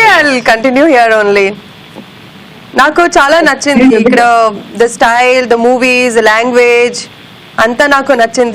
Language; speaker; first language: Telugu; non-native, learner; Kannada